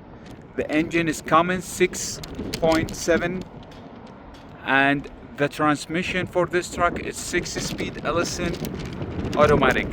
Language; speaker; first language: English; non-native, learner; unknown